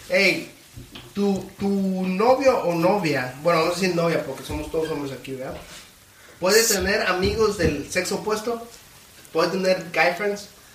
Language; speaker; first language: Spanish; early bilingual, heritage; Spanish